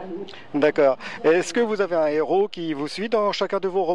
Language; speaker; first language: French; native; French